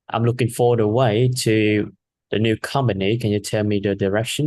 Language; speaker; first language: English; non-native, fluent; Vietnamese